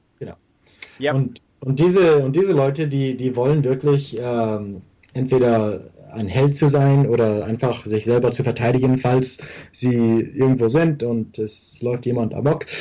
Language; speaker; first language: German; early bilingual, heritage; English